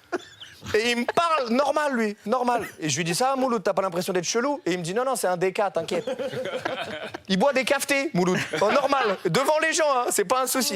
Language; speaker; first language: French; native; French